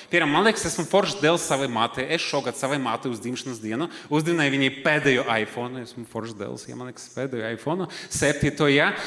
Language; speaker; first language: Latvian; non-native, local second language; Russian